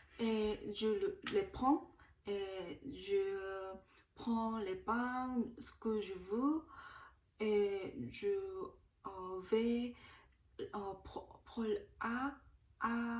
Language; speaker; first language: French; non-native, learner; Korean